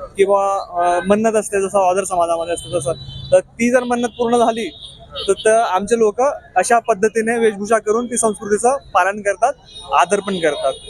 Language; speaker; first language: Marathi; non-native, local second language; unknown